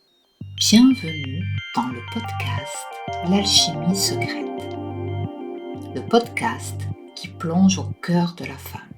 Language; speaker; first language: French; native; French